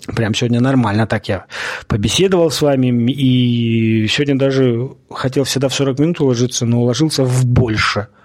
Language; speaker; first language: Russian; native; Russian